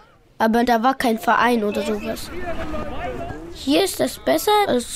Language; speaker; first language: German; early bilingual, other home language; Pashto